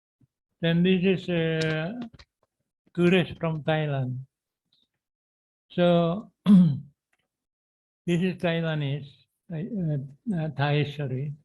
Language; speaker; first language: English; non-native, learner; Indonesian